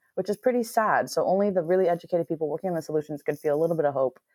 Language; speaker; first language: English; native; English